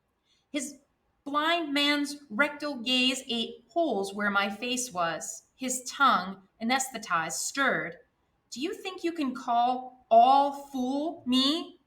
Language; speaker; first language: English; native; English